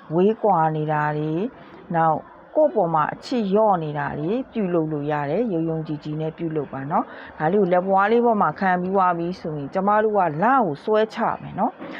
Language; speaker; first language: Burmese; native; Burmese